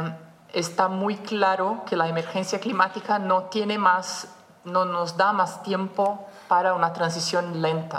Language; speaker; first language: Spanish; non-native, fluent; Portuguese